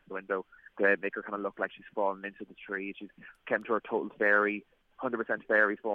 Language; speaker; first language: English; native; English